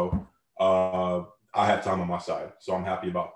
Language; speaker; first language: English; native; English